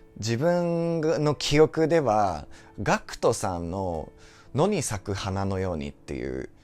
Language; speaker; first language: Japanese; non-native, fluent; English